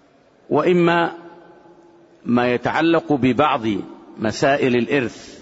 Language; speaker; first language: Arabic; native; Arabic